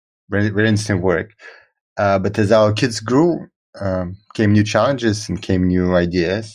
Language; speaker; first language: English; non-native, fluent; Russian